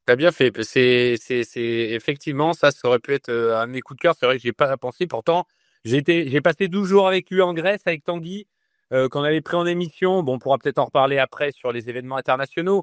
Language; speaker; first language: French; native; French